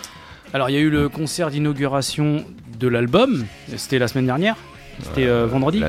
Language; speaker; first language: French; native; French